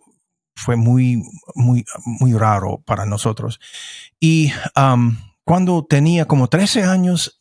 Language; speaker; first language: Spanish; non-native, fluent; English